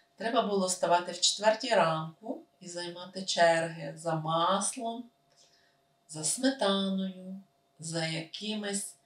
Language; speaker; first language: Ukrainian; native; Ukrainian